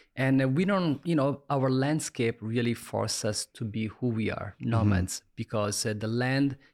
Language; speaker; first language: English; non-native, fluent; Italian